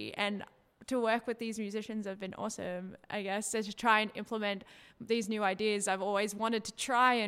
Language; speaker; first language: English; native; English